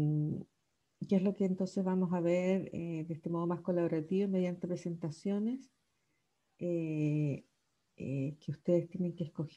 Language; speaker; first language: Spanish; native; Spanish